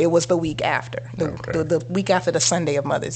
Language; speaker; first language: English; native; English